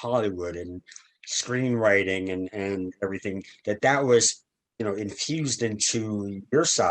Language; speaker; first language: English; native; English